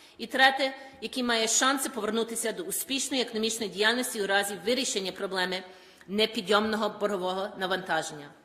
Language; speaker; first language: Ukrainian; early bilingual, heritage; Ukrainian